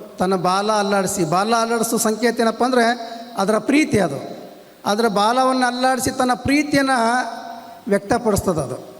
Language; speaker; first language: Kannada; native; Kannada